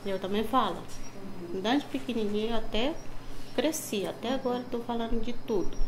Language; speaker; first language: Portuguese; non-native, local second language; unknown